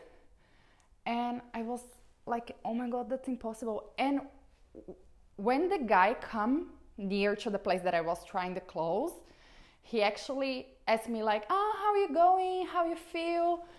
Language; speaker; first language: English; non-native, learner; Portuguese